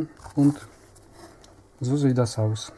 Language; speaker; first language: German; non-native, learner; Polish